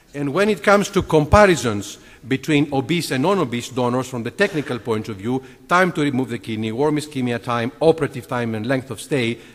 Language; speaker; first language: English; non-native, fluent; Greek